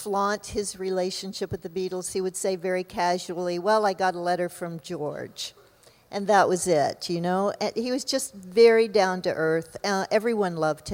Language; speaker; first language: English; native; English